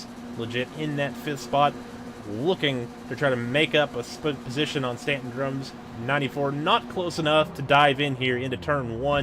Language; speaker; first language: English; native; English